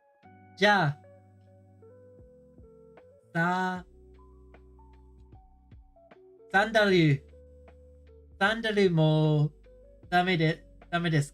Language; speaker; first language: Japanese; non-native, learner; English